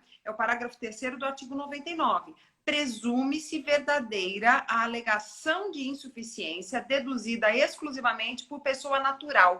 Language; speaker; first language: Portuguese; native; Portuguese